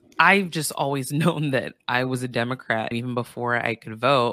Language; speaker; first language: English; native; English